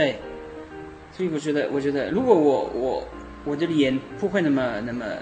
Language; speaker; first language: Chinese; non-native, learner; French